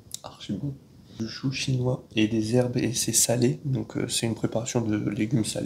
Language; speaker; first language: French; native; French